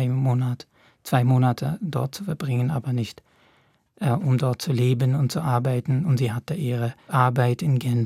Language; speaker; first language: German; non-native, fluent; Arabic